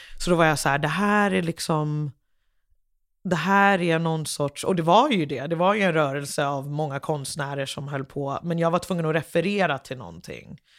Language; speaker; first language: Swedish; early bilingual, other home language; English